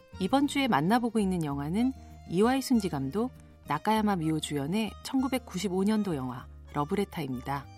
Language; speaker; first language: Korean; native; Korean